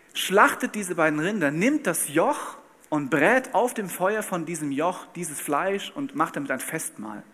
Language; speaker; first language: German; native; German